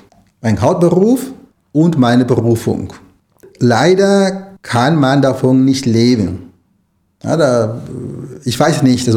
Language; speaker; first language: German; non-native, fluent; Spanish